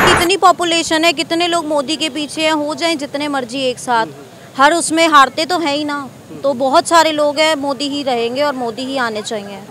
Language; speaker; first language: Hindi; native; Hindi